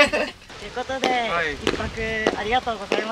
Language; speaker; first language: Japanese; native; Japanese